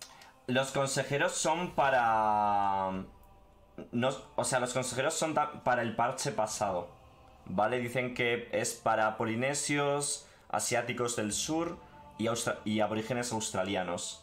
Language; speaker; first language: Spanish; native; Spanish